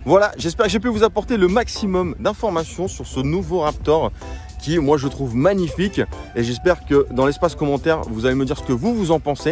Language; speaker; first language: French; native; French